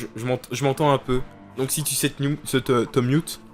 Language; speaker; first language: French; native; French